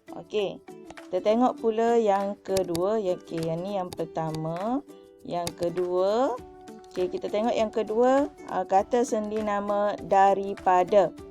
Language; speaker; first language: Malay; native; Malay